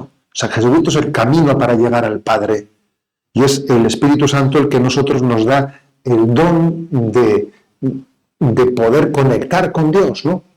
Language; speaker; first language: Spanish; native; Spanish